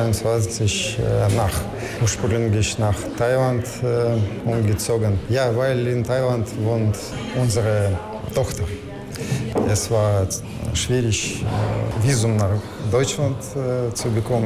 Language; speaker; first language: German; non-native, learner; Russian